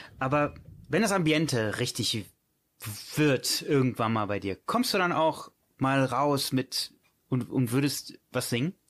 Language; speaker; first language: German; early bilingual, other home language; Italian